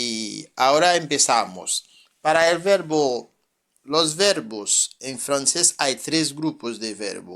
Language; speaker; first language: Spanish; non-native, fluent; French